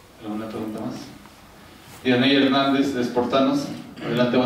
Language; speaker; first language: Spanish; native; Spanish